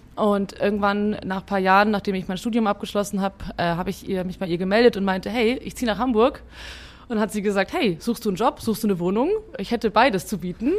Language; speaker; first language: German; early bilingual, other home language; Hungarian